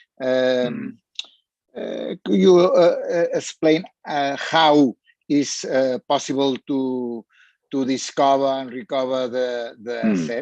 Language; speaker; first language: English; non-native, learner; Spanish